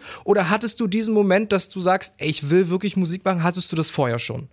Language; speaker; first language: German; native; German